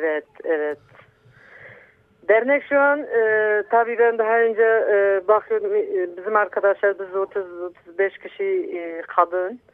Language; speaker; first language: Turkish; non-native, local second language; Kurdish